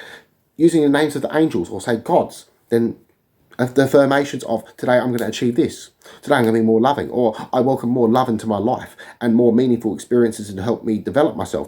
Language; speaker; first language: English; native; English